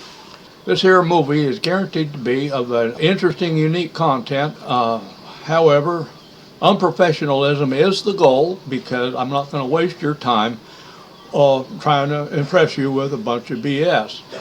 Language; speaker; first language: English; native; English